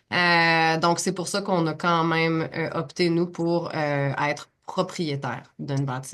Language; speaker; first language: French; native; French